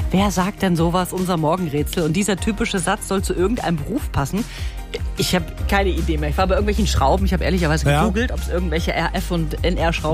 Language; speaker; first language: German; native; German